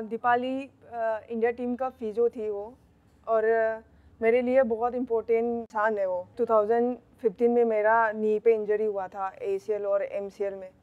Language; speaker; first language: Hindi; non-native, local second language; Manipuri